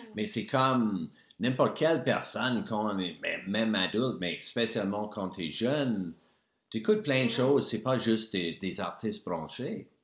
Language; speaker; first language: French; native; French